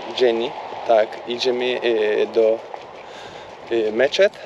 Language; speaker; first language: Polish; non-native, learner; Turkish